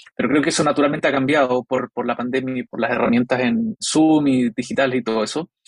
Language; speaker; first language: Spanish; native; Spanish